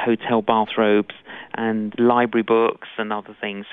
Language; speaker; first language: English; native; English